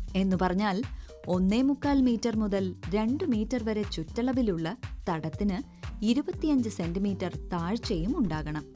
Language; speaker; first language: Malayalam; native; Malayalam